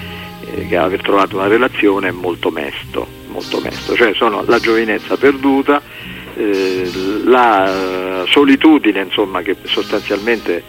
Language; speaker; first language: Italian; native; Italian